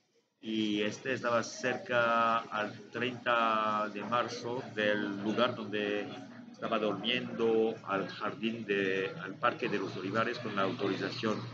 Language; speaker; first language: Spanish; non-native, learner; French